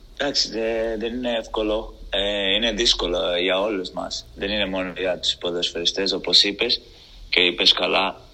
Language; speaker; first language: Greek; non-native, fluent; Portuguese